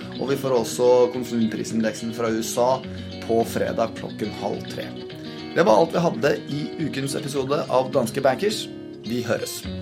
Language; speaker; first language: Norwegian; native; Norwegian